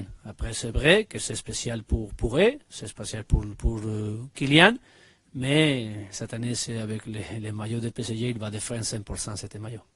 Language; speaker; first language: French; non-native, learner; Spanish